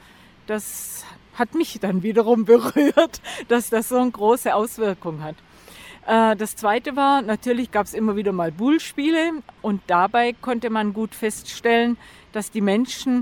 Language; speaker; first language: German; native; German